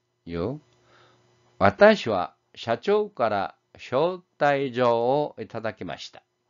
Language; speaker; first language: Japanese; non-native, fluent; Korean